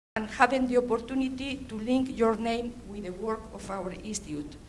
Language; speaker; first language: English; non-native, fluent; Spanish